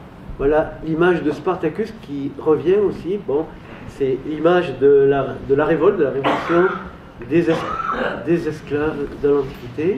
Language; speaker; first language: French; native; French